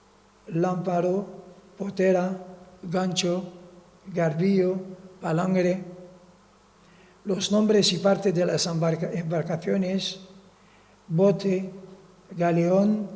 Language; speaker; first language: Spanish; non-native, fluent; Arabic